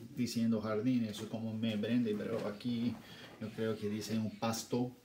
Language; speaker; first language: Spanish; non-native, learner; English